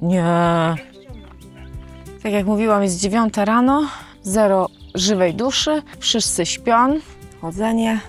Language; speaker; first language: Polish; native; Polish